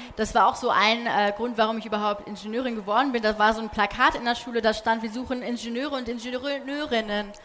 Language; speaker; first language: German; early bilingual, other home language; Polish